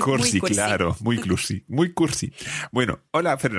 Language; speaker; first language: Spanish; non-native, fluent; English